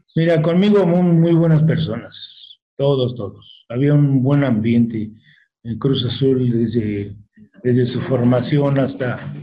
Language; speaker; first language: Spanish; native; Spanish